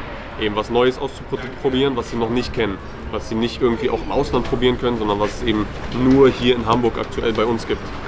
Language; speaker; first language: German; native; German